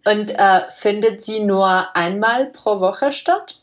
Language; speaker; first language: German; non-native, fluent; Czech